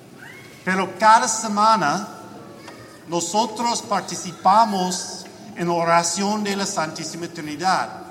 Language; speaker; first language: Spanish; non-native, learner; English